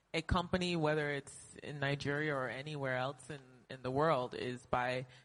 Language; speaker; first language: English; native; English